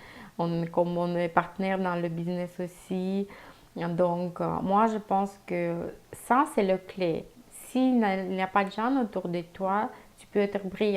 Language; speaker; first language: French; non-native, fluent; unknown